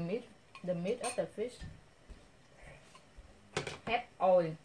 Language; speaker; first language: English; non-native, learner; Vietnamese